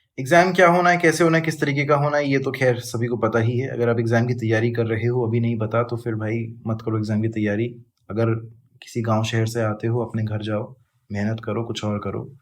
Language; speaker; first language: Hindi; native; Hindi